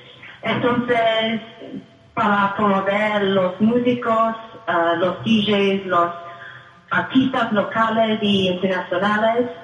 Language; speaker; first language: Spanish; non-native, fluent; English